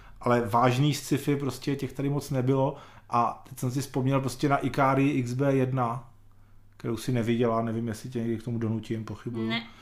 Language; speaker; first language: Czech; native; Czech